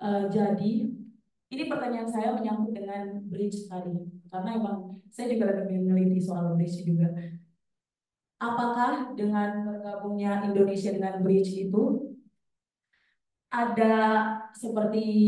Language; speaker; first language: Indonesian; native; Indonesian